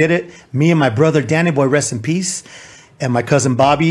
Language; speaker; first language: English; native; English